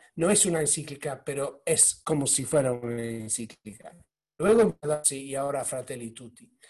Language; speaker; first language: Spanish; non-native, fluent; English